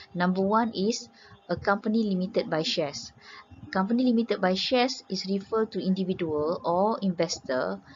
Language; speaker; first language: English; non-native, local second language; Malay